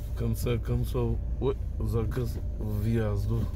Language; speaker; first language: Russian; non-native, local second language; Ukrainian